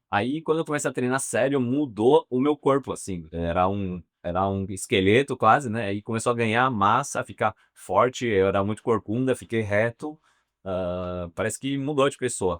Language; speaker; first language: Portuguese; non-native, fluent; Chinese